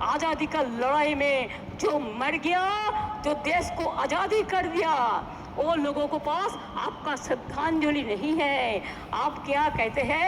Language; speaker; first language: Hindi; non-native, local second language; Bangla